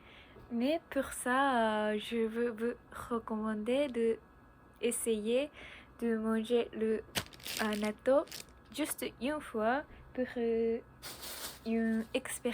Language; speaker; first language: French; non-native, learner; Japanese